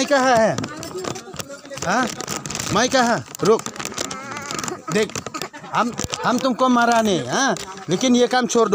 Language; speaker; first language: Hindi; non-native, local second language; Khasi